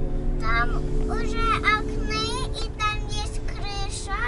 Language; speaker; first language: Russian; early bilingual, heritage; Russian